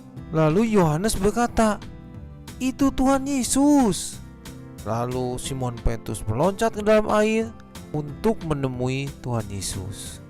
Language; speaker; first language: Indonesian; native; Indonesian